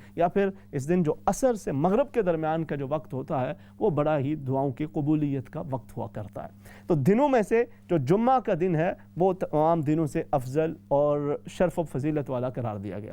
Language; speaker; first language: Urdu; native; Urdu